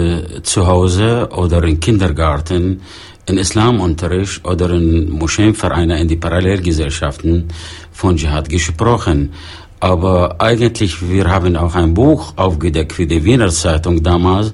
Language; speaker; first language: German; non-native, fluent; Arabic